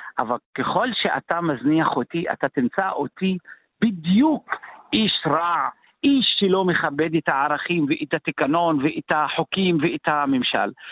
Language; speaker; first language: Hebrew; non-native, local second language; Arabic